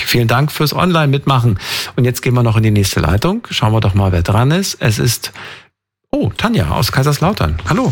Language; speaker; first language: German; native; German